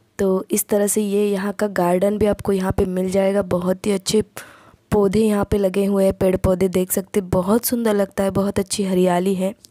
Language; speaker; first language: Hindi; non-native, local second language; Marathi